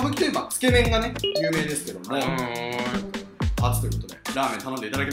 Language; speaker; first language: Japanese; native; Japanese